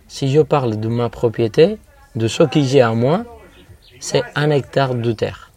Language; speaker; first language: French; non-native, fluent; Spanish